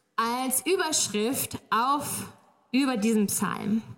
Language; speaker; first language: German; native; German